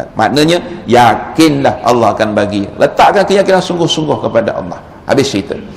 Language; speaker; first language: Malay; native; Malay